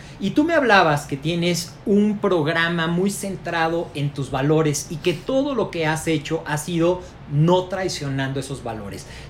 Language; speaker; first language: Spanish; native; Spanish